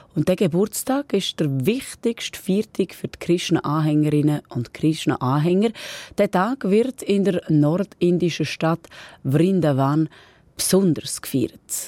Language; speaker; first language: German; native; German